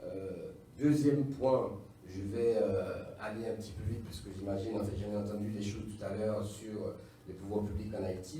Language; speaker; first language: French; non-native, local second language; Haitian Creole